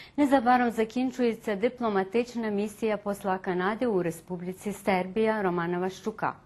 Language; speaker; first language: Ukrainian; early bilingual, heritage; Ukrainian